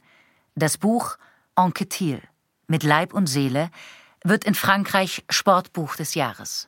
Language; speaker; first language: German; native; German